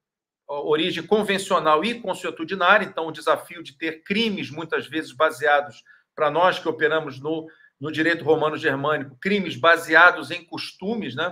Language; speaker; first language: Portuguese; native; Portuguese